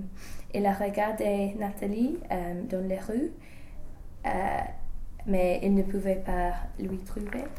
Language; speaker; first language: French; non-native, learner; English